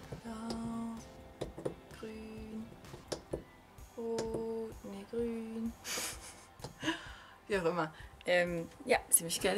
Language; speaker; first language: German; native; German